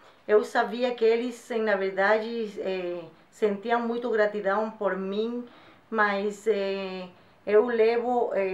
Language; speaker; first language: Portuguese; non-native, fluent; Spanish